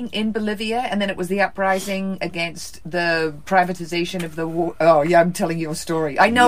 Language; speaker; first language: English; native; English